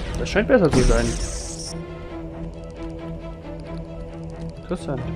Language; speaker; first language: German; native; German